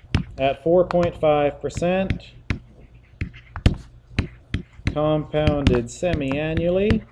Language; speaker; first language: English; native; English